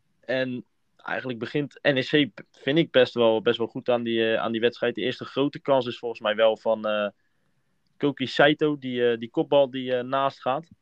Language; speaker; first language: Dutch; native; Dutch